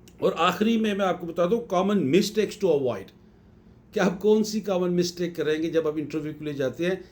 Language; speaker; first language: Urdu; native; Urdu